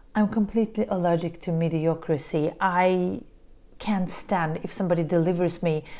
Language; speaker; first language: English; early bilingual, other home language; Polish